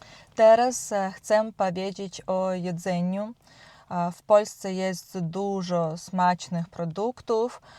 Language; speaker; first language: Polish; non-native, learner; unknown